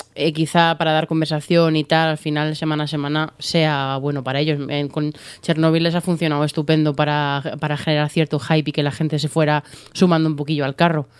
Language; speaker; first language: Spanish; native; Spanish